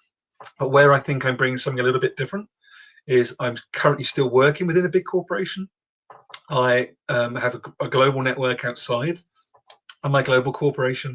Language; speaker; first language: English; native; English